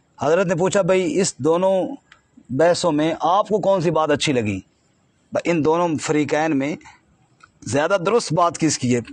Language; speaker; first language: Urdu; non-native, local second language; Punjabi